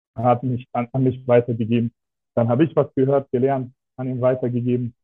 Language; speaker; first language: German; non-native, fluent; Russian